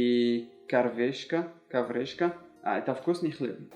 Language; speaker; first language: Russian; non-native, learner; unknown